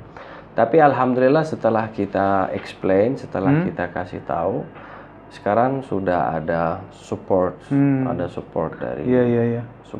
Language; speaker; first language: Indonesian; non-native, fluent; Arabic